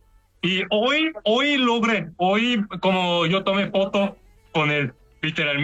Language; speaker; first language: Spanish; non-native, learner; Korean